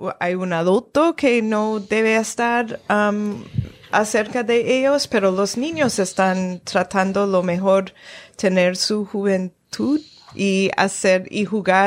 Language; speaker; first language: Spanish; non-native, fluent; English